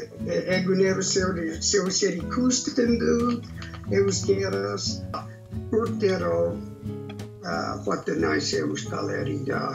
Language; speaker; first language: Basque; non-native, fluent; English